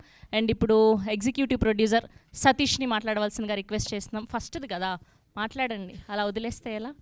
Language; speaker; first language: Telugu; native; Telugu